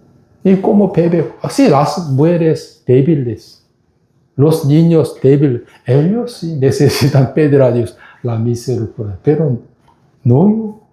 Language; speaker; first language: Spanish; non-native, fluent; Korean